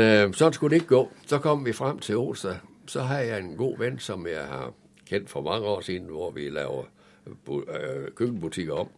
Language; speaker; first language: Danish; native; Danish